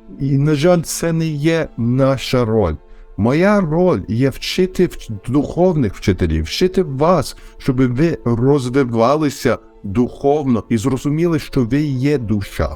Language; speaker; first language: Ukrainian; early bilingual, heritage; Ukrainian